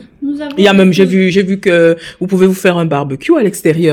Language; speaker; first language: French; native; French